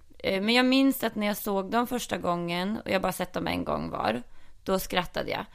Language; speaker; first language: Swedish; native; Swedish